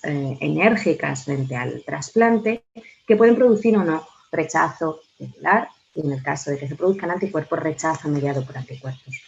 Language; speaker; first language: Spanish; native; Spanish